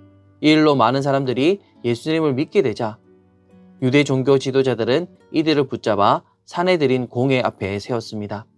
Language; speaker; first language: Korean; native; Korean